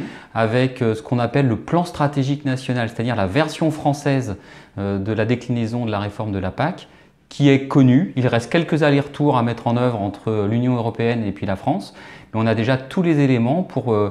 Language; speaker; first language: French; native; French